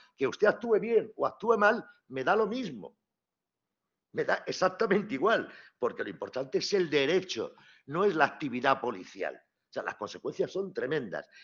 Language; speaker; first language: Spanish; native; Spanish